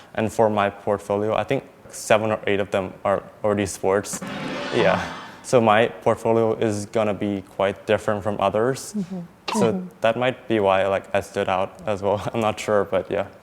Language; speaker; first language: English; early bilingual, other home language; Thai